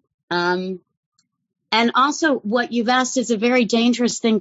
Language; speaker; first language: English; native; English